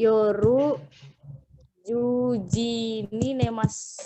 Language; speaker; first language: Japanese; non-native, learner; Indonesian